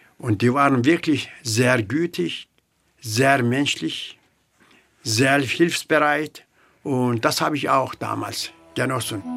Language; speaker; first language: German; non-native, fluent; Turkish